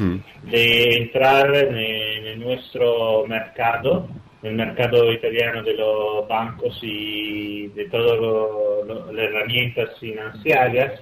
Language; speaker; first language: Spanish; non-native, fluent; Italian